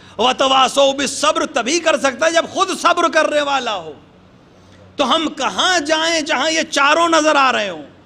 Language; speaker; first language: Urdu; native; Urdu